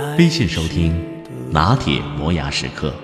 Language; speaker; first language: Chinese; native; Chinese